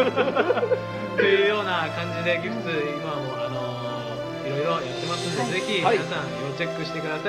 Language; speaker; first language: Japanese; native; Japanese